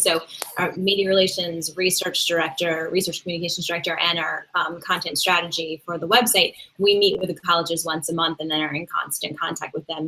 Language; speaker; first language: English; native; English